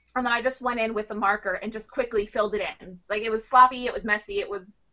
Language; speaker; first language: English; native; English